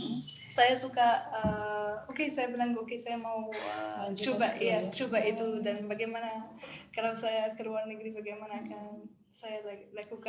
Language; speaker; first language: Indonesian; non-native, learner; Arabic